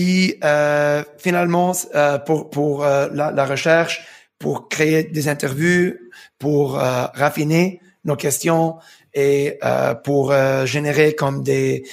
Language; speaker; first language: French; early bilingual, heritage; French